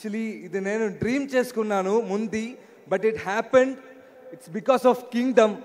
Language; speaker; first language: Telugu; non-native, learner; Malayalam